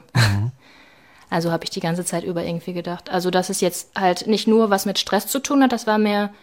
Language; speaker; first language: German; native; German